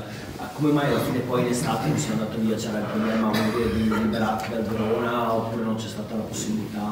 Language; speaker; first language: Italian; native; Italian